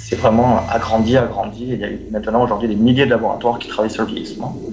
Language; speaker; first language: French; native; French